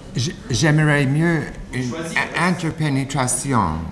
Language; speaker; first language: French; non-native, learner; English